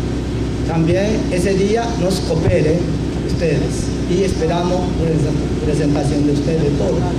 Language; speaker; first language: Spanish; non-native, learner; Japanese